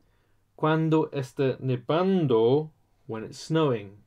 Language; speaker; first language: Spanish; non-native, learner; English